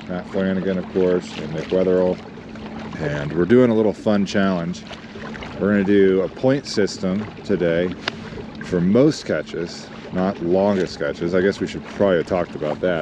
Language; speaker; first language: English; native; English